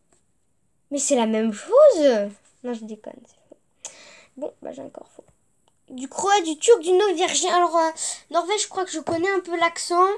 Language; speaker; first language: French; native; French